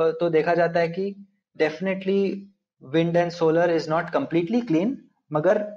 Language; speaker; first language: Hindi; non-native, local second language; Telugu